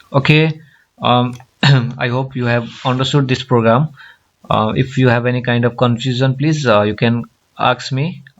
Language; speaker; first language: English; non-native, local second language; Nepali